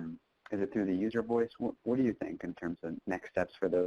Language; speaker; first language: English; native; English